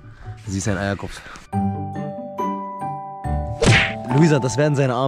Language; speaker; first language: German; native; German